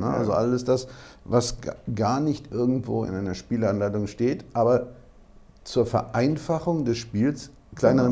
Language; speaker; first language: German; native; German